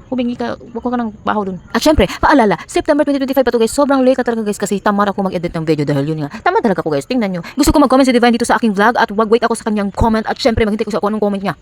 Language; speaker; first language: Filipino; non-native, local second language; Cebuano